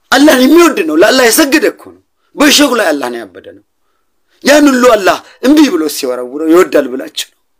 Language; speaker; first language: Amharic; non-native, local second language; Oromo